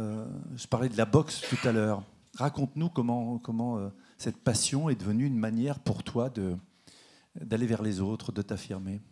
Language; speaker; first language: French; native; French